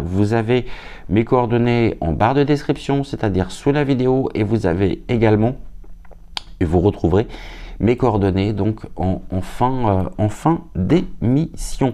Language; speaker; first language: French; native; French